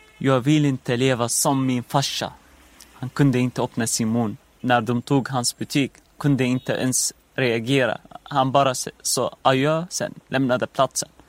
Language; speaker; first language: Swedish; non-native, fluent; Arabic